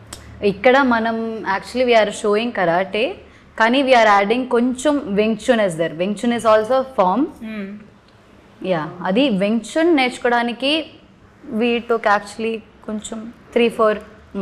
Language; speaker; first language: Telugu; non-native, learner; Malayalam